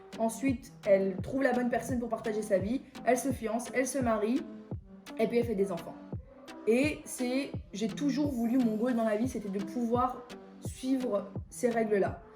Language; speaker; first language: French; early bilingual, other home language; Persian